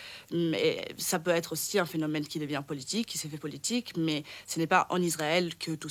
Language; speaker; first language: French; non-native, fluent; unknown